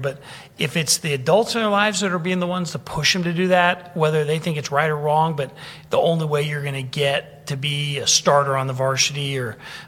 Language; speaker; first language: English; native; English